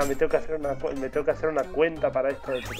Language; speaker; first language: Spanish; native; Spanish